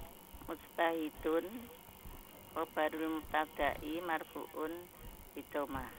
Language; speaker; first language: Arabic; non-native, learner; Indonesian